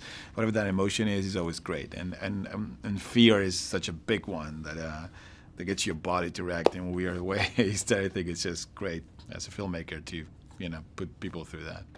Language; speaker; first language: English; non-native, fluent; Spanish